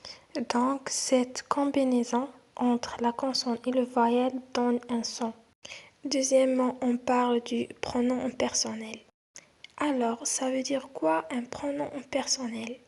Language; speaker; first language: French; non-native, local second language; Arabic